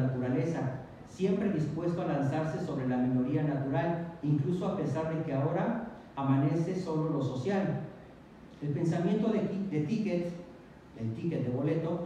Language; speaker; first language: Spanish; native; Spanish